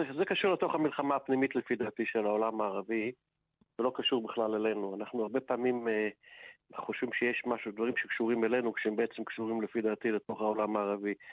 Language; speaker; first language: Hebrew; native; Hebrew